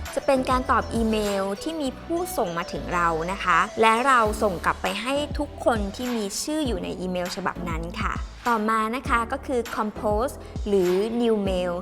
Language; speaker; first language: Thai; native; Thai